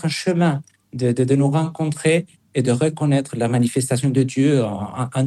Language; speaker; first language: French; non-native, fluent; Spanish